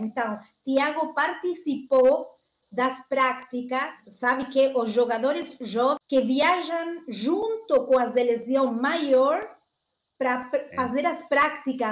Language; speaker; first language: Portuguese; non-native, learner; Spanish